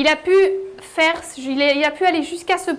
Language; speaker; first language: French; native; French